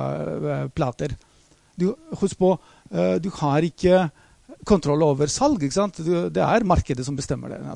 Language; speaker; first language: Norwegian; non-native, fluent; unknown